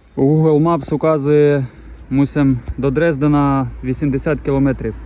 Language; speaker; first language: Ukrainian; non-native, local second language; Russian